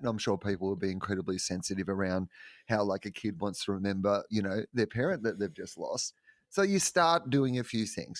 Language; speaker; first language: English; native; English